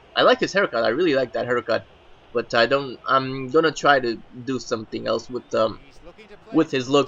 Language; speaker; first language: English; native; English